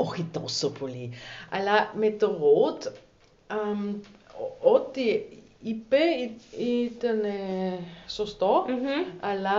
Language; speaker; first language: Greek; non-native, learner; German